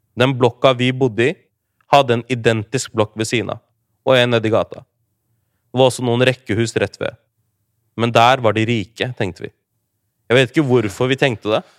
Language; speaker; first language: Norwegian; early bilingual, other home language; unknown